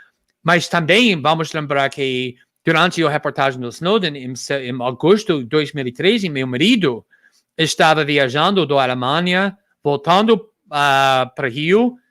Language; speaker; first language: Portuguese; non-native, fluent; English